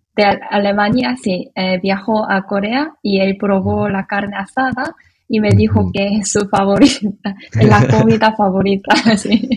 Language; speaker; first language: Spanish; non-native, learner; Korean